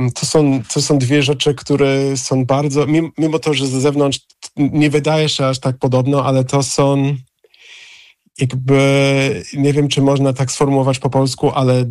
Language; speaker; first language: Polish; non-native, fluent; English